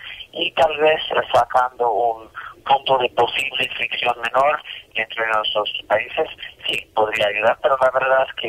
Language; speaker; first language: Spanish; non-native, fluent; English